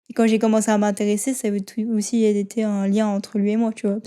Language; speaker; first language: French; native; French